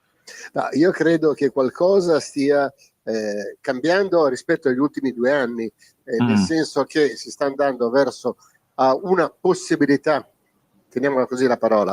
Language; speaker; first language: Italian; native; Italian